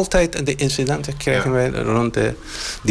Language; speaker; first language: Dutch; non-native, learner; Arabic